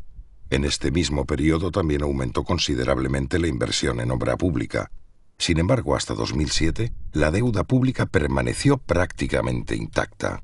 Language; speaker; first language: Spanish; native; Spanish